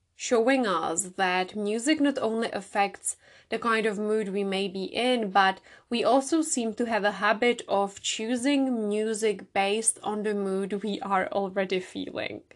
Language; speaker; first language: English; non-native, fluent; Czech